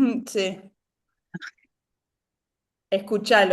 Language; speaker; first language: Spanish; native; Spanish